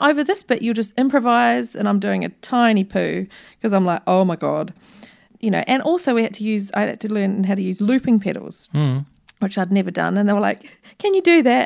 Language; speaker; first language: English; native; English